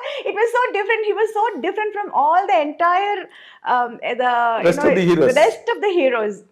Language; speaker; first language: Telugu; non-native, local second language; Tamil